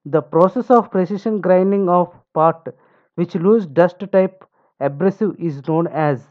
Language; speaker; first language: English; non-native, local second language; Telugu